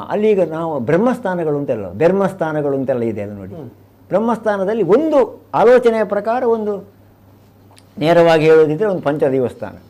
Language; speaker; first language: Kannada; non-native, local second language; Tulu